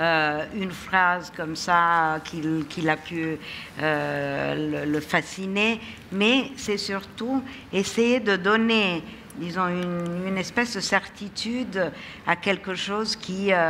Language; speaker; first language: French; non-native, fluent; Italian